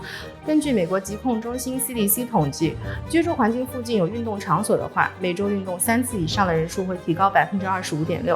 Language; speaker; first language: Chinese; native; Chinese